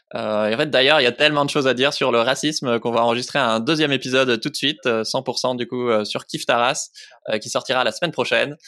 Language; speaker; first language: French; native; French